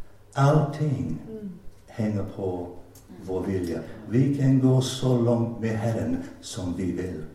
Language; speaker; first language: Swedish; non-native, fluent; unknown